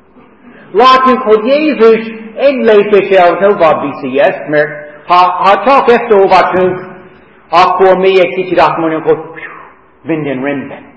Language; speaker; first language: Hungarian; non-native, fluent; English